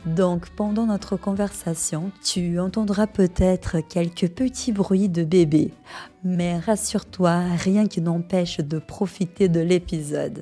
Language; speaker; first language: French; non-native, fluent; Portuguese